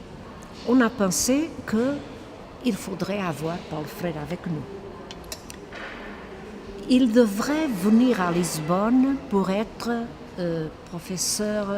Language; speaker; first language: French; non-native, fluent; Portuguese